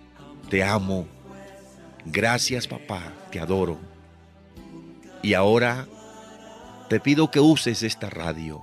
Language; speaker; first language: Spanish; native; Spanish